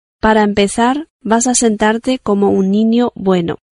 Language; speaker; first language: Spanish; non-native, fluent; Chinese